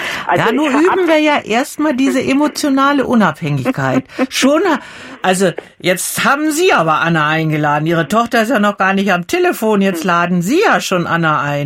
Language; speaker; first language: German; native; German